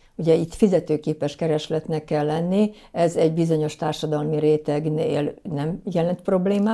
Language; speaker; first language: Hungarian; native; Hungarian